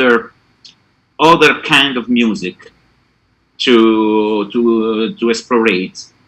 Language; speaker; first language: English; non-native, learner; Italian